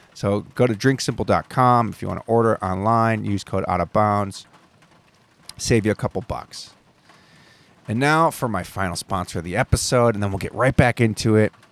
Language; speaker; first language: English; native; English